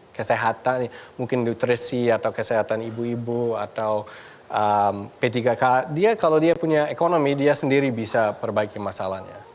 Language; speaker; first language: Indonesian; non-native, fluent; English